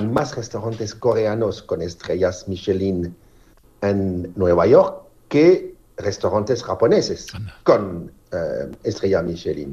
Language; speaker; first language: Spanish; non-native, learner; Korean